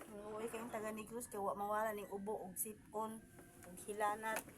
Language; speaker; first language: Filipino; non-native, local second language; Cebuano